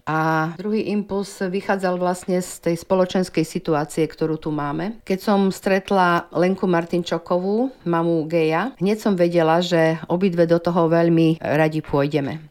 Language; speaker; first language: Slovak; native; Slovak